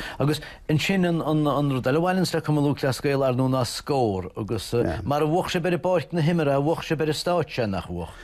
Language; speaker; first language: Irish; native; Irish